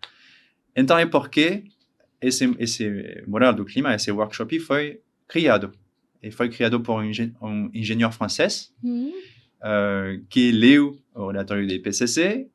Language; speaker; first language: Portuguese; non-native, learner; French